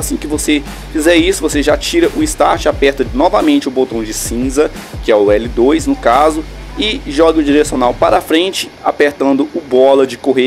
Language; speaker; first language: Portuguese; native; Portuguese